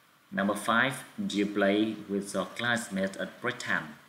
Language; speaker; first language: English; non-native, fluent; Vietnamese